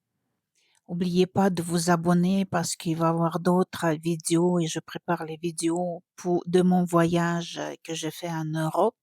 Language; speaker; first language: French; non-native, fluent; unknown